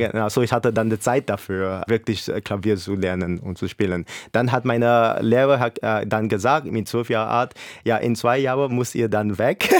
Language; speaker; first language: German; non-native, fluent; English